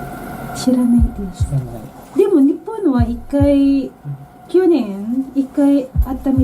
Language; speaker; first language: Japanese; non-native, fluent; Filipino